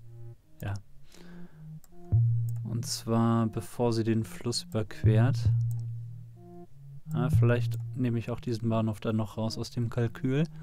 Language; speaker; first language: German; native; German